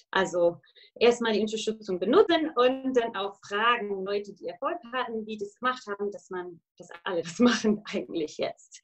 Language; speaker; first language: German; non-native, fluent; English